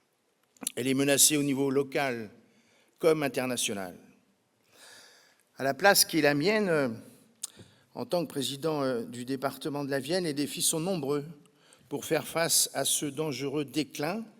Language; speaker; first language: French; native; French